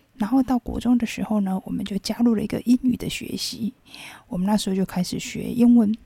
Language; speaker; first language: Chinese; non-native, local second language; Min Nan Chinese